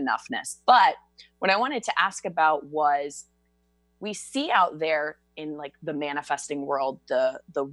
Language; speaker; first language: English; native; English